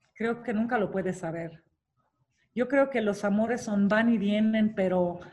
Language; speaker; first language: Spanish; non-native, fluent; Romanian